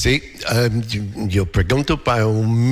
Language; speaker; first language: Spanish; non-native, learner; English